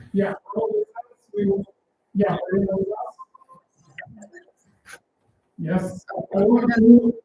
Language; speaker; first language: English; non-native, learner; Russian